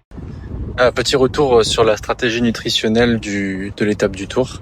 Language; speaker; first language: French; native; French